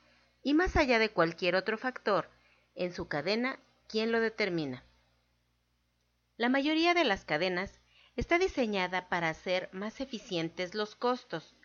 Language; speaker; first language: Spanish; native; Spanish